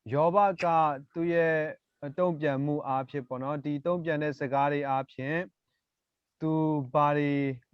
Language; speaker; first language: Burmese; non-native, local second language; Tedim Chin